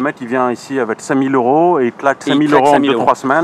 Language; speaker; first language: French; native; French